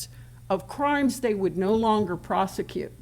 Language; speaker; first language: English; native; English